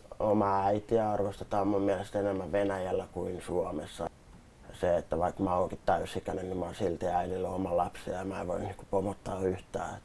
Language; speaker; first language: Finnish; native; Finnish